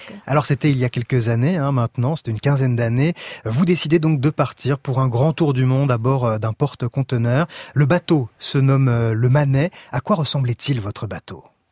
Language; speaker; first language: French; native; French